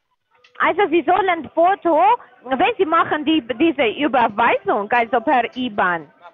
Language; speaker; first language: German; non-native, learner; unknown